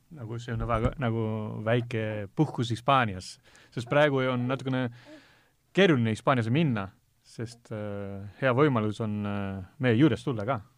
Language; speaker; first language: Estonian; non-native, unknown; Spanish